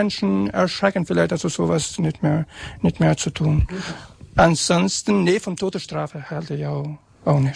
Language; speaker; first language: German; non-native, fluent; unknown